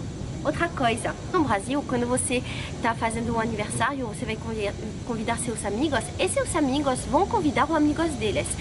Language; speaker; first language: Portuguese; non-native, fluent; French